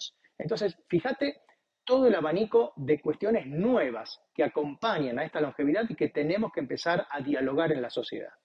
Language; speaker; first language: Spanish; native; Spanish